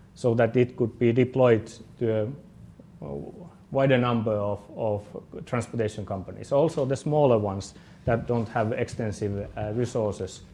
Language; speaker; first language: English; non-native, fluent; Finnish